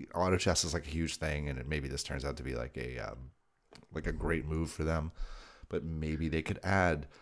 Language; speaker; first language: English; native; English